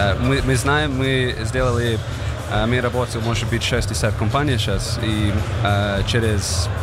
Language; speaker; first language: Russian; non-native, learner; English